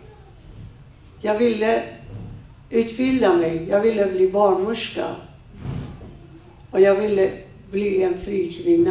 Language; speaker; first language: Swedish; non-native, fluent; Persian